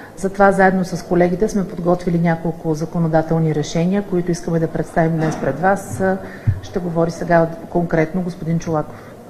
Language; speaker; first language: Bulgarian; native; Bulgarian